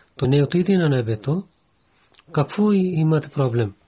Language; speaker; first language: Bulgarian; non-native, learner; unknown